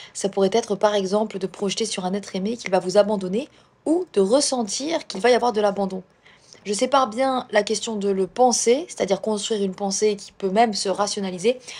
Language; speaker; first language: French; native; French